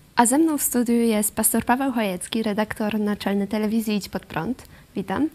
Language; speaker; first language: Polish; native; Polish